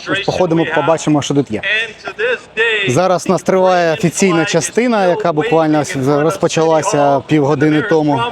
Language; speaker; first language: Ukrainian; native; Ukrainian